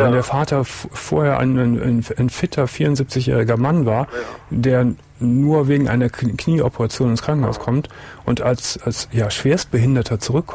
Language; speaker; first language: German; native; German